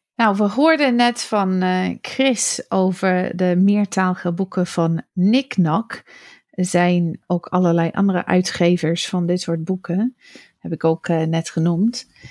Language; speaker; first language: Dutch; non-native, fluent; English